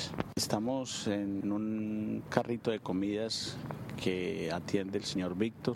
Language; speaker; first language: Spanish; native; Spanish